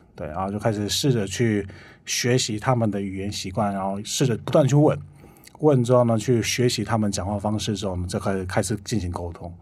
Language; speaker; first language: Chinese; non-native, fluent; Korean